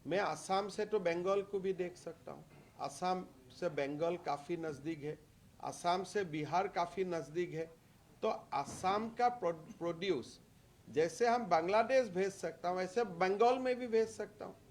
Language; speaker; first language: Hindi; non-native, local second language; Assamese